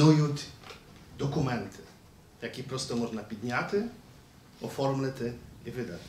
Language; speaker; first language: Ukrainian; native; Ukrainian